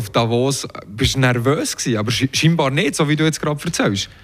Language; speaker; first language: German; native; German